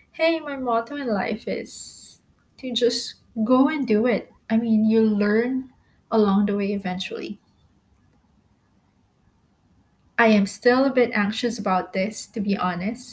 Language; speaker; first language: English; non-native, local second language; Filipino